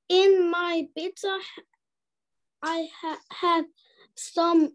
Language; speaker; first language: English; non-native, learner; Russian